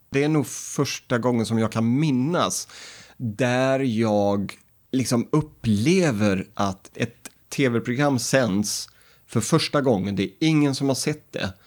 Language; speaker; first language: Swedish; native; Swedish